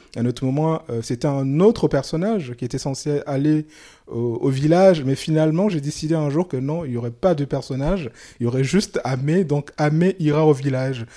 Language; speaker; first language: French; non-native, local second language; Soninke